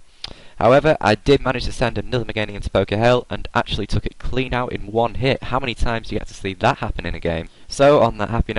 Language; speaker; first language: English; native; English